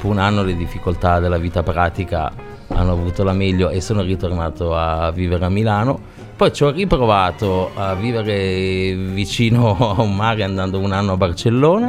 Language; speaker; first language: Italian; native; Italian